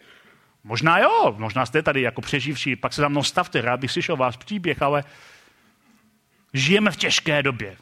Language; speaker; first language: Czech; native; Czech